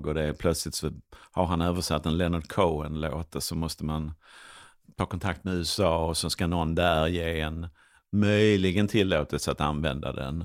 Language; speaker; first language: Swedish; native; Swedish